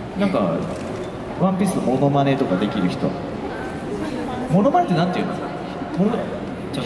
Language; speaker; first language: Japanese; non-native, fluent; Korean